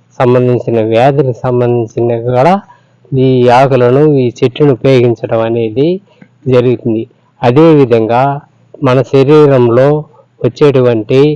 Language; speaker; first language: Telugu; non-native, local second language; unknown